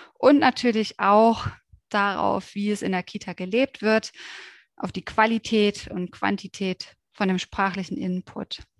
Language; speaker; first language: German; native; German